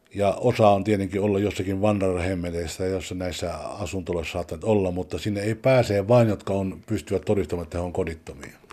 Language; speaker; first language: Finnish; native; Finnish